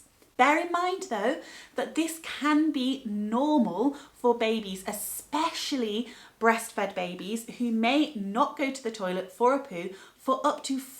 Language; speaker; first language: English; native; English